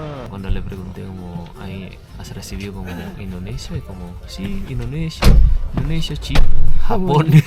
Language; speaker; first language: Spanish; non-native, fluent; Indonesian